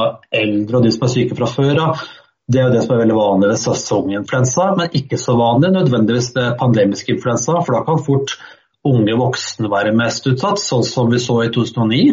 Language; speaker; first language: Norwegian; native; Norwegian